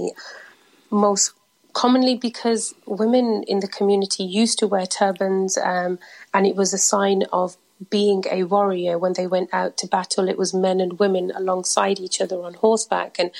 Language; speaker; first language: English; native; English